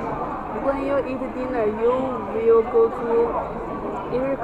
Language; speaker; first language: English; non-native, learner; Chinese